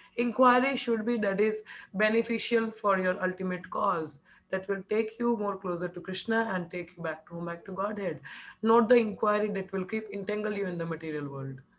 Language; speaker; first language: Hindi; non-native, local second language; Punjabi